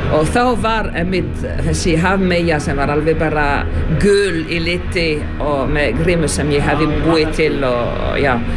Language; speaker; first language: Icelandic; non-native, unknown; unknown